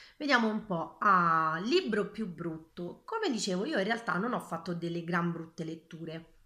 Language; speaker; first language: Italian; native; Italian